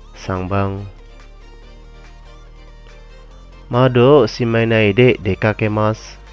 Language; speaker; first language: Japanese; non-native, fluent; Indonesian